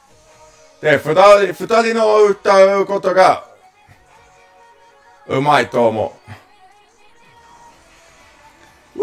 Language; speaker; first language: Japanese; non-native, learner; English